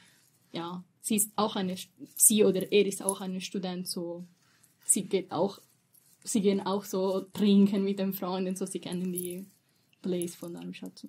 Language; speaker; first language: German; non-native, learner; Italian